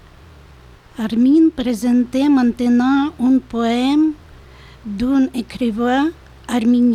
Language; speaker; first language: French; non-native, learner; Ukrainian